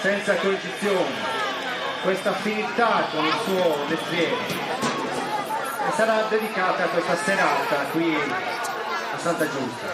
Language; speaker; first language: Italian; native; Italian